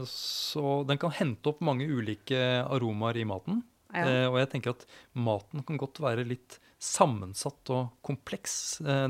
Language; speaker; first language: Norwegian; native; Norwegian